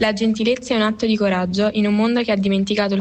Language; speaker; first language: Italian; native; Italian